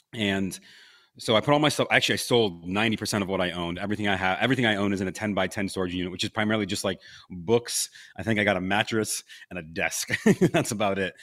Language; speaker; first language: English; native; English